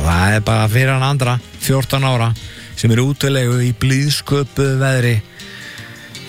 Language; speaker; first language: Icelandic; native; Icelandic